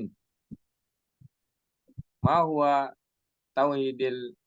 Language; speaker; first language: Arabic; non-native, learner; Indonesian